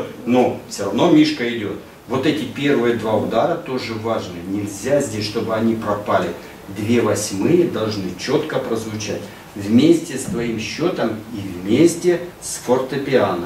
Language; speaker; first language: Russian; native; Russian